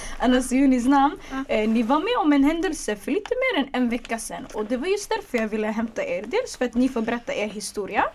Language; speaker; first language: Swedish; early bilingual, other home language; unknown